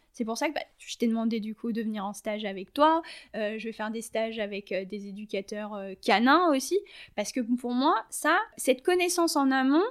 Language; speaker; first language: French; native; French